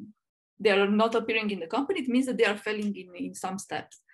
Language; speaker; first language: English; non-native, fluent; Romanian